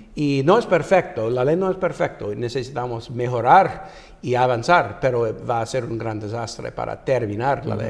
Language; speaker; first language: Spanish; non-native, fluent; English